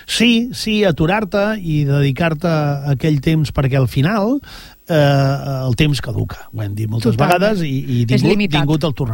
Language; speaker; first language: Catalan; native; Catalan